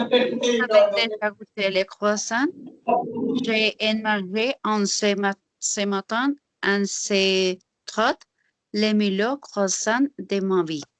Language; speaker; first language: French; non-native, learner; Spanish